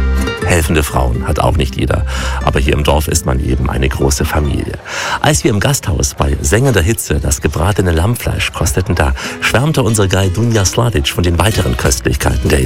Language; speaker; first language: German; native; German